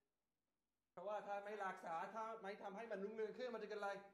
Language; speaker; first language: Thai; non-native, fluent; English